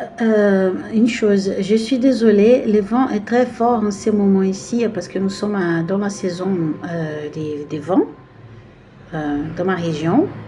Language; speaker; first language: French; non-native, learner; Portuguese